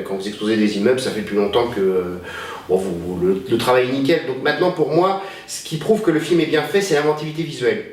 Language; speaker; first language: French; native; French